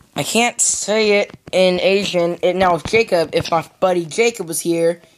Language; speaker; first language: English; native; English